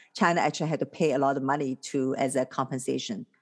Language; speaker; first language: English; non-native, fluent; Chinese